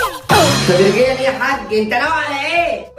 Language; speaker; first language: Arabic; native; Arabic